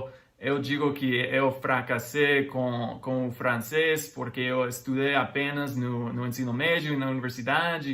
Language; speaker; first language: Portuguese; non-native, fluent; English